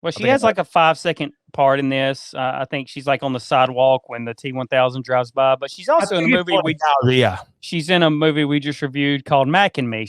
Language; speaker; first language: English; native; English